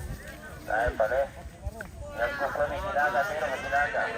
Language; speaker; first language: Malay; non-native, local second language; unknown